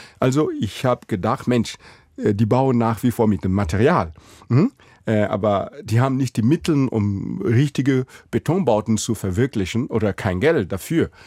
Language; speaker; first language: German; non-native, fluent; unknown